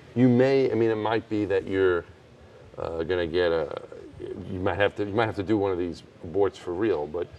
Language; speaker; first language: English; native; English